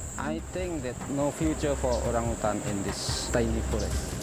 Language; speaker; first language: English; non-native, learner; Indonesian